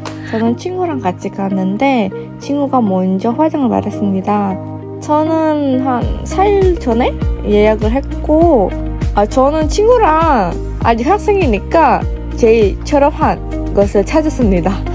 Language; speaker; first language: Korean; non-native, fluent; Indonesian